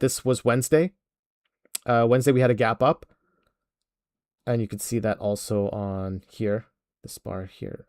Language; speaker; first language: English; native; English